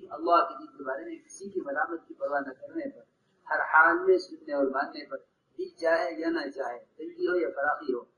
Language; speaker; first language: Urdu; native; Urdu